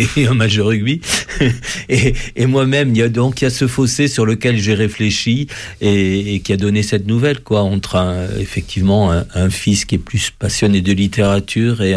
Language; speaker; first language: French; native; French